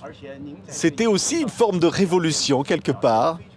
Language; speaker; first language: French; native; French